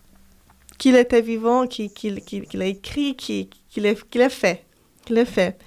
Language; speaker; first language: French; non-native, fluent; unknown